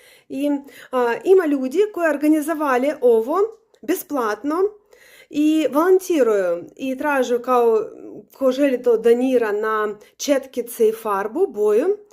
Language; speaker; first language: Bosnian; non-native, learner; Russian